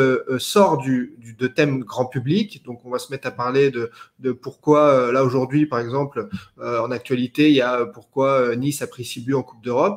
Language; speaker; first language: French; native; French